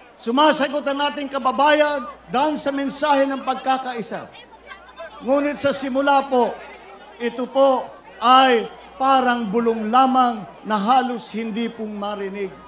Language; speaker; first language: Filipino; native; Filipino